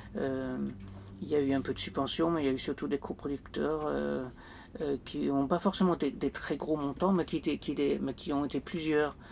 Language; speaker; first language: French; non-native, fluent; Danish